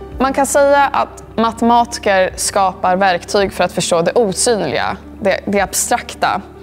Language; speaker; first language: Swedish; native; Swedish